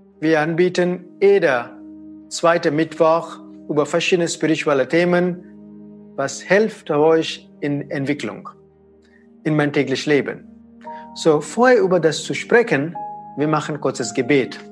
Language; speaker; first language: German; non-native, fluent; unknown